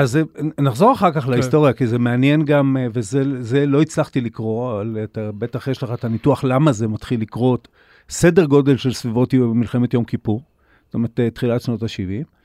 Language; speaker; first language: Hebrew; native; Hebrew